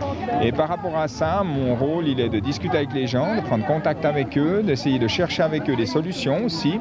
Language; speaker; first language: French; native; French